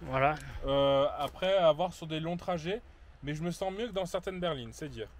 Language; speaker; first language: French; native; French